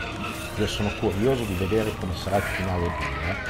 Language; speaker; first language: Italian; native; Italian